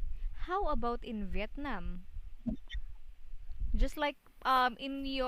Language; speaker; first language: English; non-native, local second language; Filipino